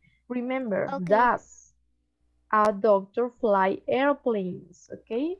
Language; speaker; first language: English; non-native, learner; Spanish